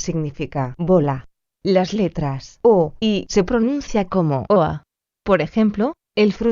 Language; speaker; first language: Spanish; non-native, fluent; French